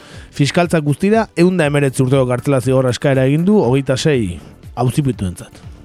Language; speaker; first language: Basque; early bilingual, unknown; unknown